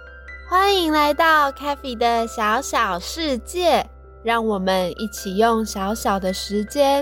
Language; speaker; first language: Chinese; native; Chinese